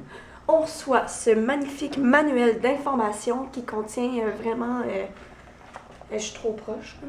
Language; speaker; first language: French; native; French